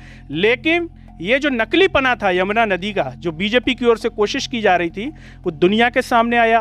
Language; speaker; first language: Hindi; native; Hindi